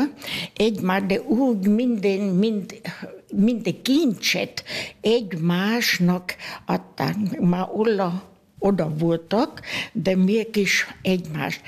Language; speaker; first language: Hungarian; early bilingual, heritage; Hungarian